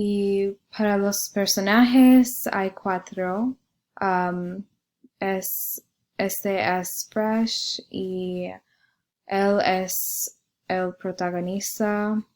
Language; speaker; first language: Spanish; non-native, learner; English